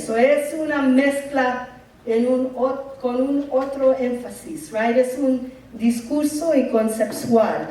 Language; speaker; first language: Spanish; early bilingual, heritage; English